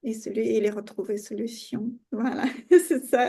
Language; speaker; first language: French; non-native, fluent; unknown